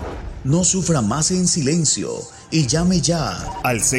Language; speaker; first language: Spanish; native; Spanish